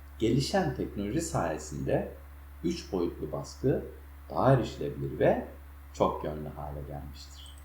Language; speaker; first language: Turkish; native; Turkish